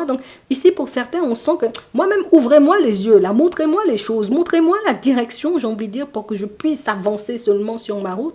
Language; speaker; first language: French; native; French